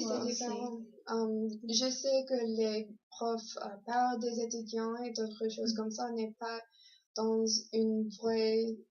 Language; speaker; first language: French; non-native, learner; English